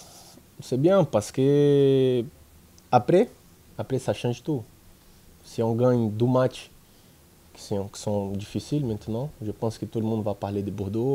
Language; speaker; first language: French; non-native, learner; Portuguese